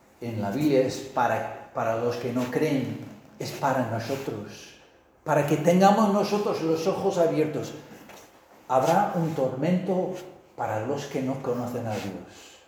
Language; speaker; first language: Spanish; non-native, fluent; English